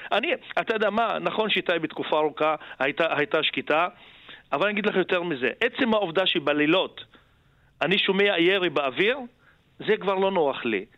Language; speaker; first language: Hebrew; non-native, local second language; Arabic